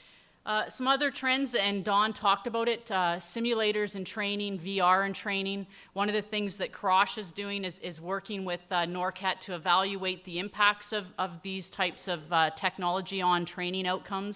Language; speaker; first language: English; native; English